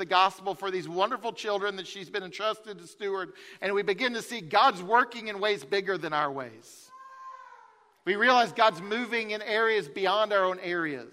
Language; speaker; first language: English; native; English